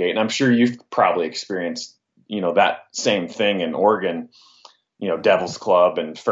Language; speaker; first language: English; native; English